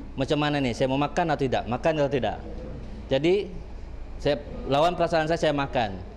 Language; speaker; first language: Malay; native; Malay